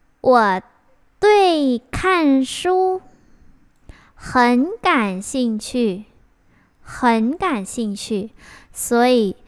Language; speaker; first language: Chinese; non-native, fluent; Vietnamese